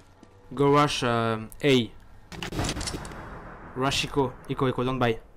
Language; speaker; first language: English; non-native, learner; French